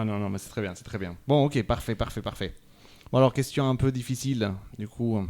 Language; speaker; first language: French; native; French